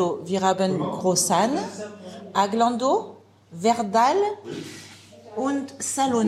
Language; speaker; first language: German; non-native, learner; French